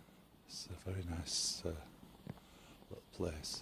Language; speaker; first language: English; native; English